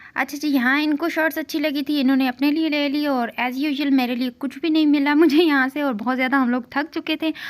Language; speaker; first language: Urdu; native; Urdu